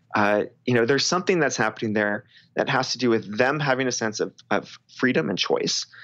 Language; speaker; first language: English; native; English